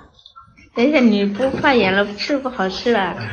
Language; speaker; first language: Chinese; non-native, learner; Lao